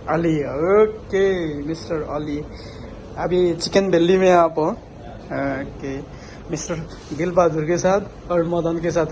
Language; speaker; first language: Hindi; non-native, learner; Nepali